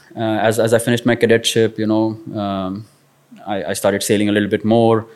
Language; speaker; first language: English; non-native, local second language; Marathi